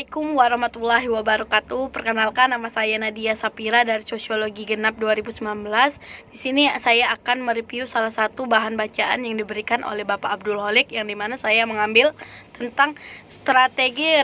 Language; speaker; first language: Indonesian; native; Indonesian